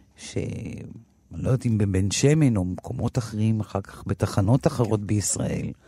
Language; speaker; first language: Hebrew; native; Hebrew